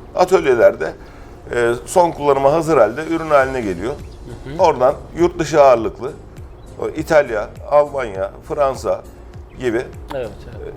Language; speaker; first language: Turkish; native; Turkish